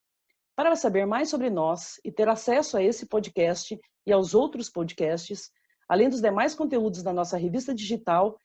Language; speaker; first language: Portuguese; native; Portuguese